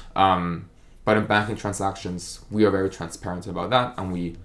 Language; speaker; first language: English; non-native, fluent; German